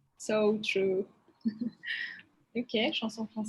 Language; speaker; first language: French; non-native, fluent; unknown